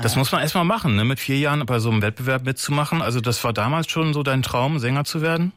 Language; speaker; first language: German; native; German